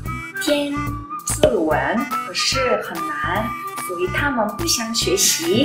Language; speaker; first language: Chinese; non-native, learner; Korean